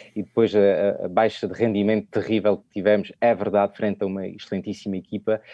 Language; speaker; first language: Portuguese; non-native, fluent; French